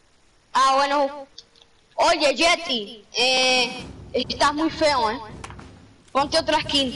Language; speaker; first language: Spanish; native; Spanish